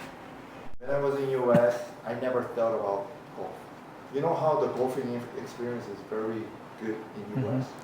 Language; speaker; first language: English; non-native, fluent; Korean